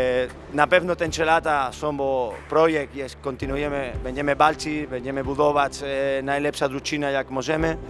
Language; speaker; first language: Polish; non-native, learner; Spanish